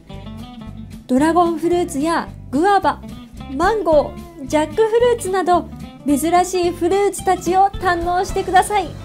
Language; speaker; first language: Japanese; native; Japanese